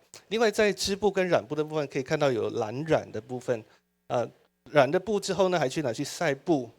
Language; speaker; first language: Chinese; native; Chinese